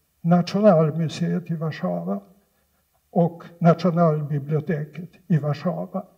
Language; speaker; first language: Swedish; non-native, fluent; Polish